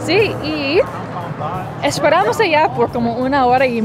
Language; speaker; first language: Spanish; non-native, fluent; English